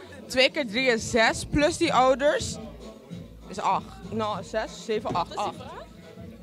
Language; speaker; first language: Dutch; early bilingual, other home language; Papiamento